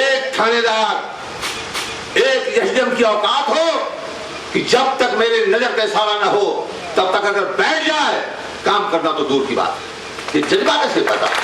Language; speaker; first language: Hindi; native; Hindi